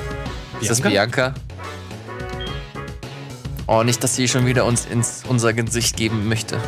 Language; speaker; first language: German; native; German